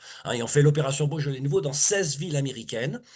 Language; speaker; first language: French; native; French